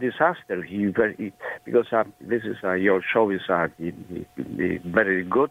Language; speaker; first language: English; non-native, fluent; Polish